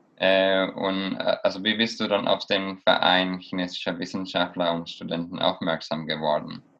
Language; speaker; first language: German; non-native, fluent; Spanish